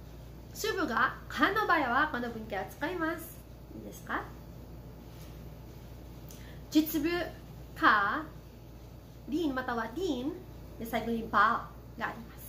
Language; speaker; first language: Japanese; non-native, fluent; Filipino